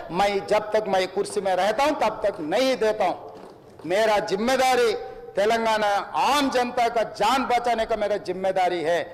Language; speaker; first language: Hindi; non-native, local second language; Telugu